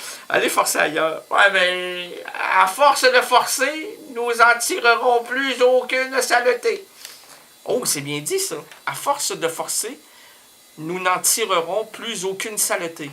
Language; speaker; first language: French; native; French